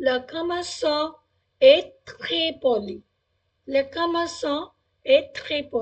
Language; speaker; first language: French; non-native, fluent; Hindi